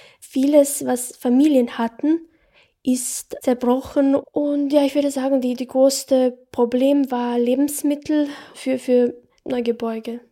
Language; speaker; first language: German; non-native, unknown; Bosnian